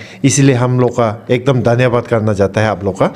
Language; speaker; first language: Hindi; non-native, fluent; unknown